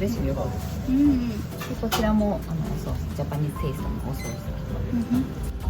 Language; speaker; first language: Japanese; native; Japanese